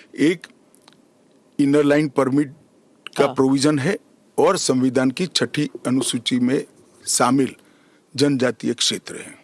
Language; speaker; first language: Hindi; non-native, local second language; Gujarati